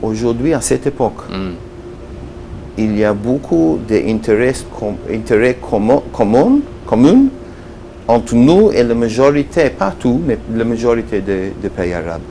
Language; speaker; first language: French; non-native, learner; Hebrew